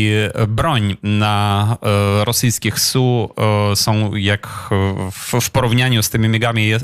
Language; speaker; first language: Polish; non-native, fluent; Ukrainian